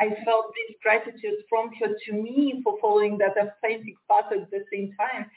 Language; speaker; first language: English; non-native, fluent; Romanian